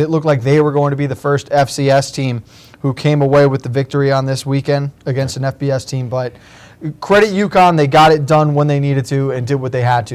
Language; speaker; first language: English; native; English